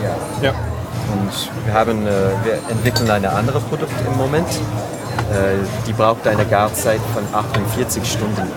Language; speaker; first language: German; non-native, fluent; French